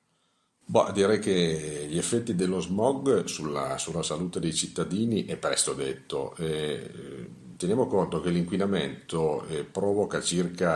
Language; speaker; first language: Italian; native; Italian